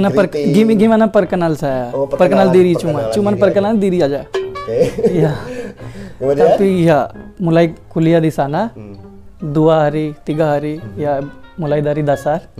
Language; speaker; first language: Indonesian; non-native, learner; Hindi